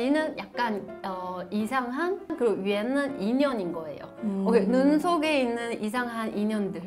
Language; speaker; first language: Korean; non-native, fluent; Chinese